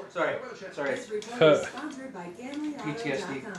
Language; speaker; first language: English; native; English